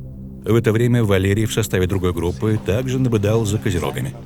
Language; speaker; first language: Russian; native; Russian